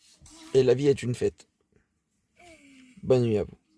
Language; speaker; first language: French; native; French